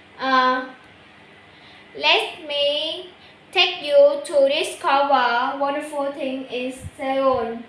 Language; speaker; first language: English; non-native, learner; Vietnamese